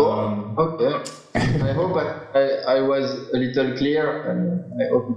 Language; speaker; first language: English; non-native, learner; French